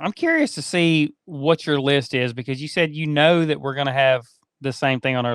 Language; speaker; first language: English; native; English